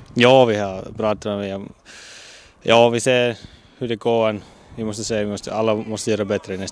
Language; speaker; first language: Swedish; non-native, learner; Finnish